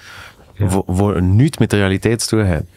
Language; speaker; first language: German; native; German